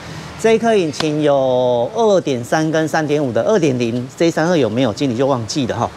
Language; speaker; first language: Chinese; native; Chinese